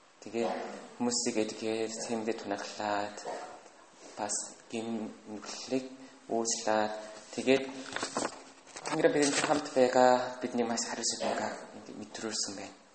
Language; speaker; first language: Mongolian; non-native, fluent; Korean